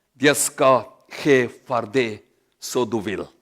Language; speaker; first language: Swedish; non-native, learner; Urdu